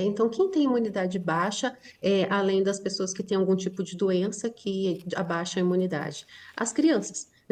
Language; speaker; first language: Portuguese; native; Portuguese